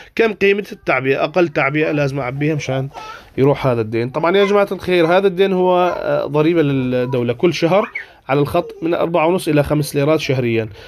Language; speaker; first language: Arabic; native; Arabic